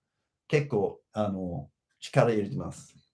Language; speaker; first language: Japanese; non-native, fluent; English